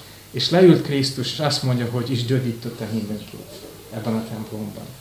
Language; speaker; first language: Hungarian; non-native, fluent; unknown